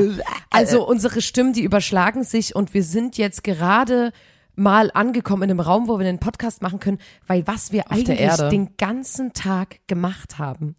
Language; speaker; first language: German; native; German